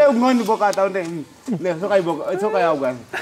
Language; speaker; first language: Vietnamese; non-native, learner; Portuguese